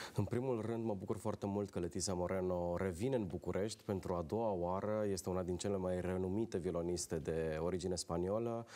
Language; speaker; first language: Romanian; native; Romanian